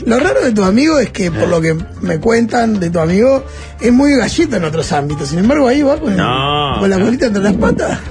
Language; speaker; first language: Spanish; native; Spanish